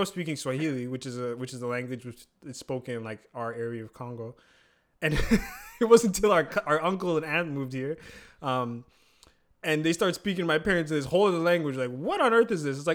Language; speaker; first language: English; native; English